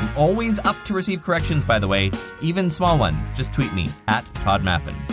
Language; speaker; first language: English; native; English